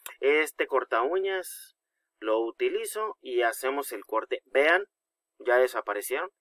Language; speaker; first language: Spanish; native; Spanish